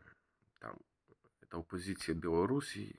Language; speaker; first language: Russian; non-native, learner; Bulgarian